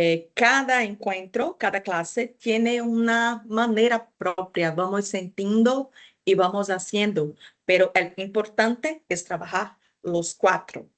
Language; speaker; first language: Spanish; non-native, fluent; Portuguese